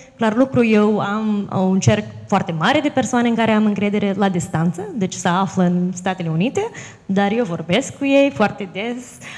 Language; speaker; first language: Romanian; early bilingual, heritage; Romanian